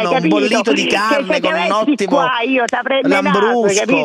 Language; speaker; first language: Italian; native; Italian